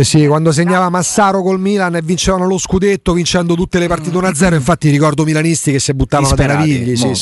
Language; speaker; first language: Italian; native; Italian